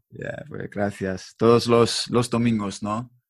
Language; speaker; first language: Spanish; non-native, learner; English